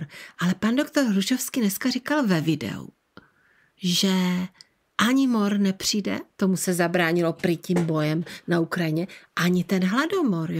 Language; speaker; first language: Czech; native; Czech